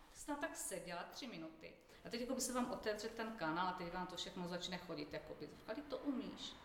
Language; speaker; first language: Czech; native; Czech